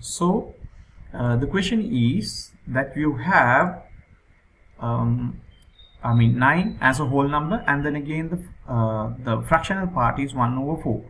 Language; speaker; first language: English; non-native, local second language; Sinhala